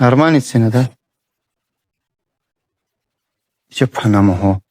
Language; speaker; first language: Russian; non-native, learner; Tajik